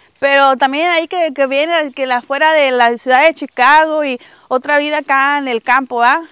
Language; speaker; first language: Spanish; early bilingual, heritage; Spanish